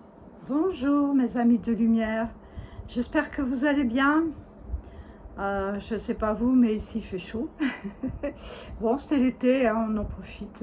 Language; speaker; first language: French; native; French